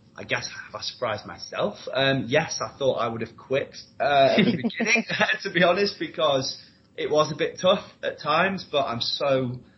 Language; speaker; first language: English; native; English